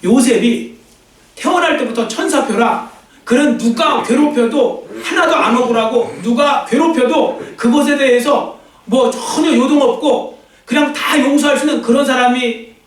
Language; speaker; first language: Korean; native; Korean